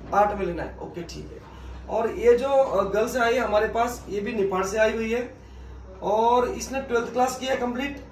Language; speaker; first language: Hindi; non-native, local second language; Marathi